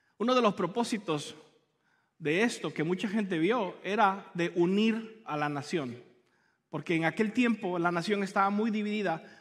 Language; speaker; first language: Spanish; native; Spanish